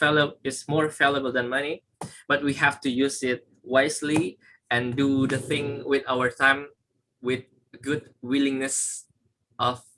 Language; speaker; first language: English; non-native, learner; Indonesian